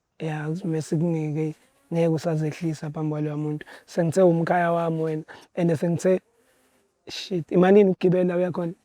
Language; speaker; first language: Zulu; native; Zulu